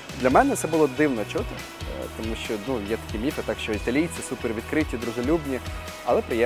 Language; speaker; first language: Ukrainian; native; Ukrainian